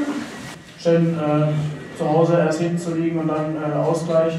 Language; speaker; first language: German; native; German